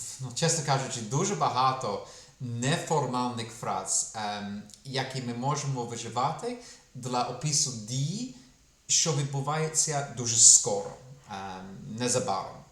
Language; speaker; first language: Ukrainian; non-native, fluent; English